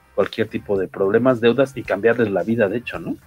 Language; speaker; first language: Spanish; native; Spanish